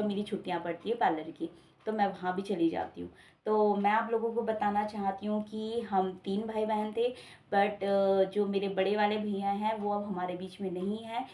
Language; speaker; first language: Hindi; native; Hindi